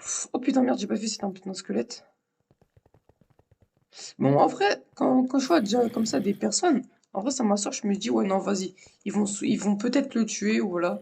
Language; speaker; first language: French; native; French